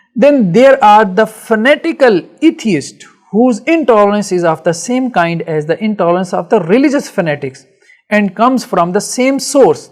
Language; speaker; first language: English; non-native, local second language; Punjabi